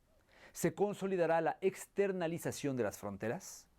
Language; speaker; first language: Spanish; native; Spanish